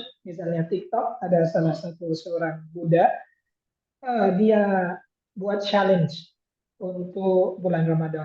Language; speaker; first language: Indonesian; non-native, fluent; Thai